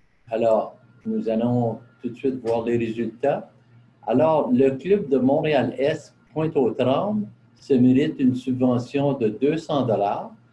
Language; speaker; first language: French; native; French